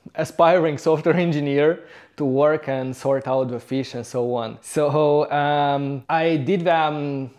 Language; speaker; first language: English; non-native, fluent; Romanian